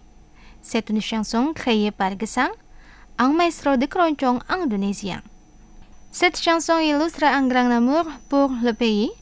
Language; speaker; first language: French; non-native, fluent; Indonesian